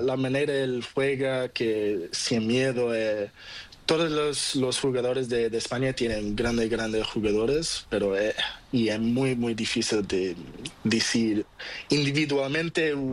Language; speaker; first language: Spanish; non-native, fluent; Portuguese